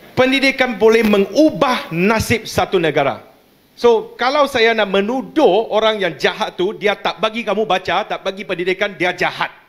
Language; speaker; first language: Malay; non-native, local second language; Chinese